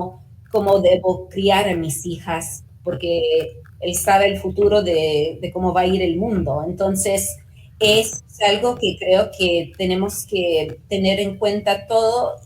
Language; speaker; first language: Spanish; early bilingual, heritage; Spanish